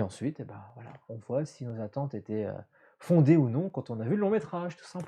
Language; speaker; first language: French; native; French